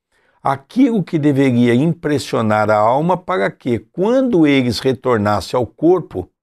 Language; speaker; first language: Portuguese; native; Portuguese